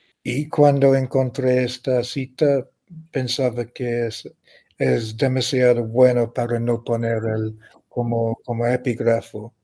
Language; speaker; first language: Spanish; non-native, fluent; English